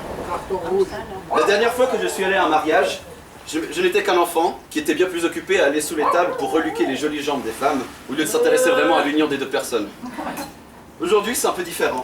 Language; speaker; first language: French; native; French